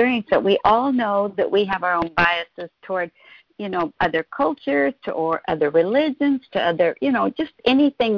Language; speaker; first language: English; native; English